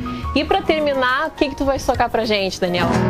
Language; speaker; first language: Portuguese; native; Portuguese